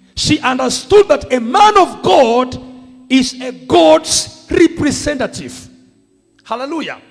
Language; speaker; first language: English; non-native, local second language; Swahili